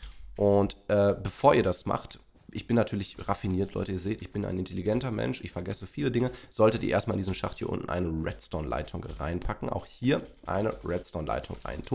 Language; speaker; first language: German; native; German